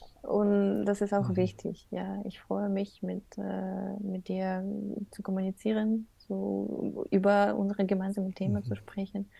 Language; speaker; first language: German; non-native, learner; Russian